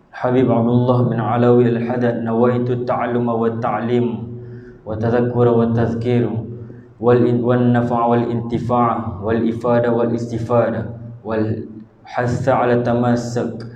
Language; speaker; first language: Malay; native; Malay